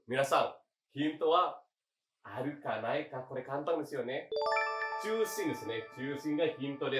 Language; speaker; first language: Japanese; non-native, fluent; Indonesian